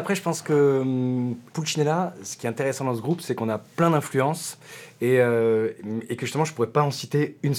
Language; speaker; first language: French; native; French